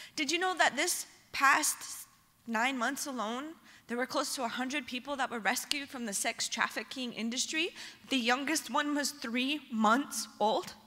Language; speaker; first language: English; native; English